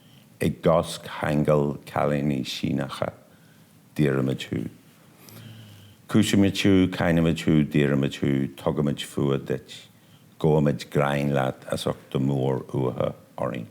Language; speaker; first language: Irish; non-native, local second language; English